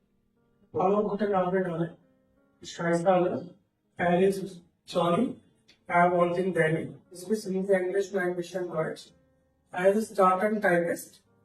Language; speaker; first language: German; non-native, learner; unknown